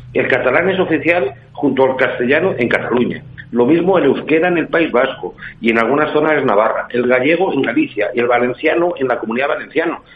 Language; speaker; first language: Spanish; native; Spanish